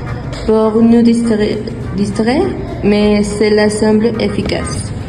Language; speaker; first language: French; non-native, learner; Spanish